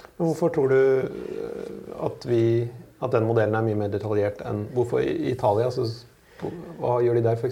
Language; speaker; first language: Norwegian; native; Norwegian